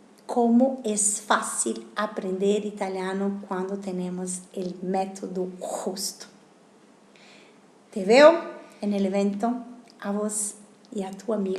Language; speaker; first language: Spanish; non-native, fluent; Italian